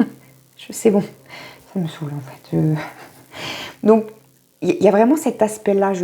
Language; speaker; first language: French; native; French